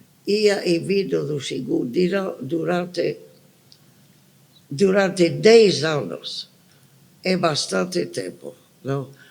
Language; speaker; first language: Portuguese; non-native, fluent; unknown